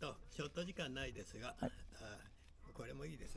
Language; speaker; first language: Japanese; native; Japanese